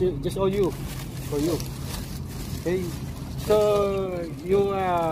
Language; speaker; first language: English; non-native, learner; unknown